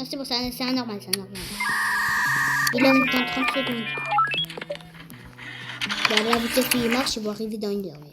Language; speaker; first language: French; native; French